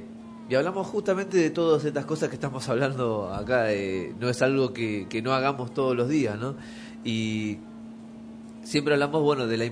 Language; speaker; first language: Spanish; native; Spanish